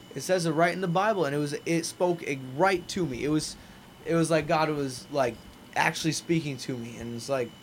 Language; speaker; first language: English; native; English